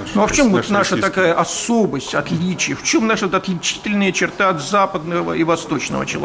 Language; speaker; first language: Russian; native; Russian